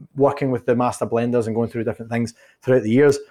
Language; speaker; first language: English; native; English